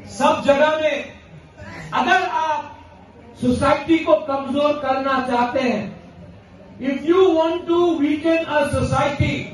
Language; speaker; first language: Hindi; non-native, local second language; Kok Borok